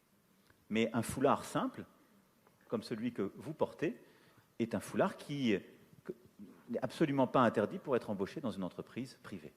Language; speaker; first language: French; native; French